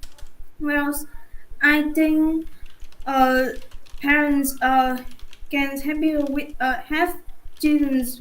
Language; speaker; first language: English; non-native, learner; Vietnamese